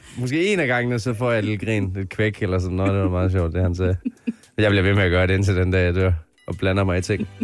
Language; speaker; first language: Danish; native; Danish